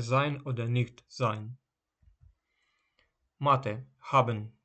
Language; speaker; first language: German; non-native, fluent; Ukrainian